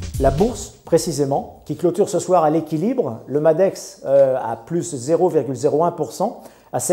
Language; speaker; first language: French; non-native, local second language; Arabic